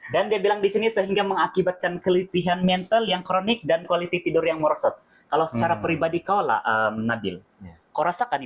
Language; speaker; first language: Malay; native; Malay